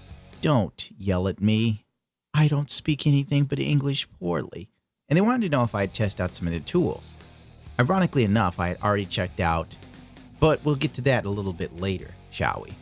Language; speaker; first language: English; native; English